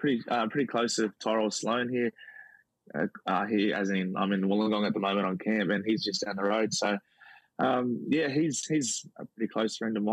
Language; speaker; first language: English; native; English